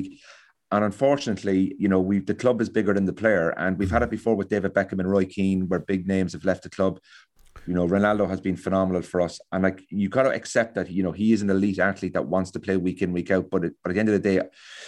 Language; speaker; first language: English; native; English